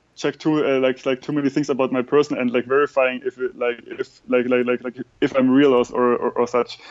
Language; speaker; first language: English; non-native, fluent; German